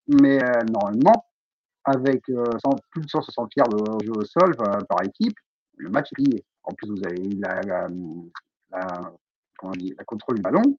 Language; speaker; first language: French; native; French